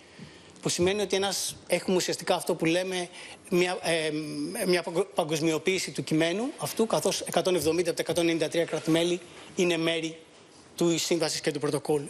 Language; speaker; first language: Greek; native; Greek